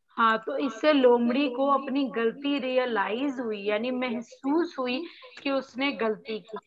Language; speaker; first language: Hindi; native; Hindi